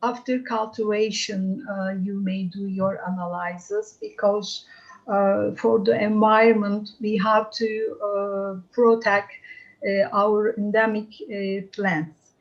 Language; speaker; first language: English; non-native, fluent; Turkish